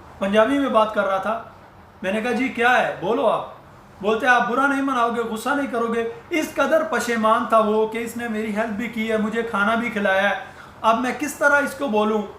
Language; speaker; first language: Urdu; non-native, local second language; Punjabi